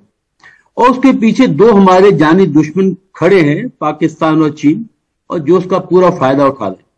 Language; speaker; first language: Hindi; native; Hindi